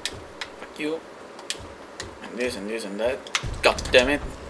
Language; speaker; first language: English; non-native, fluent; Italian